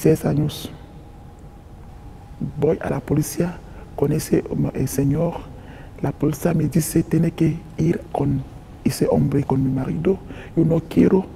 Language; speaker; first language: Spanish; non-native, learner; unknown